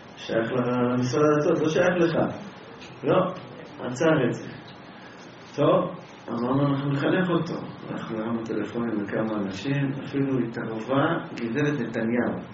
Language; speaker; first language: Hebrew; native; Hebrew